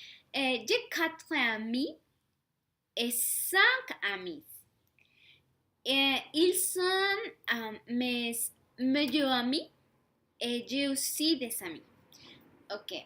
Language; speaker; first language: French; non-native, learner; Spanish